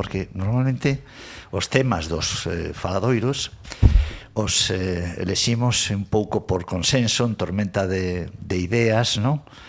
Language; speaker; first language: Galician; non-native, local second language; Spanish